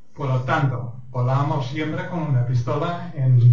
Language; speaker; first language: Spanish; non-native, fluent; German